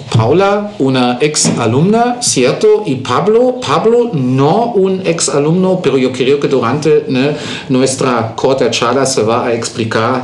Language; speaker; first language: Spanish; non-native, fluent; German